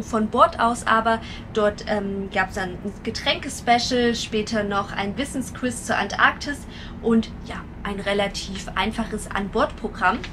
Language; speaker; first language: German; native; German